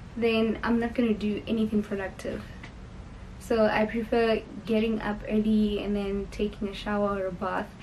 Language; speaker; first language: English; non-native, local second language; Northern Sotho